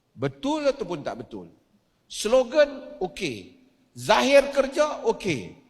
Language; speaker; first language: Malay; native; Malay